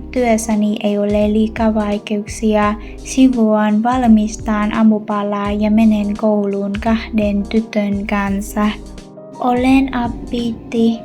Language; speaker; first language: Finnish; non-native, learner; Vietnamese